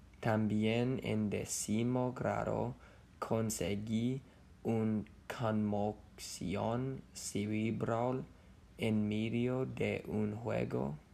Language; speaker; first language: Spanish; non-native, learner; English